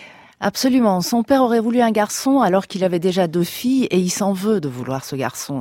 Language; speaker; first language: French; native; French